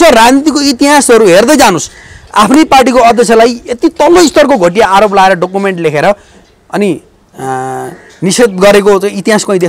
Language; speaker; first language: Nepali; native; Nepali